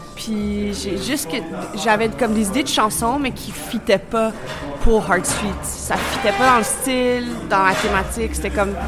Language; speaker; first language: French; native; French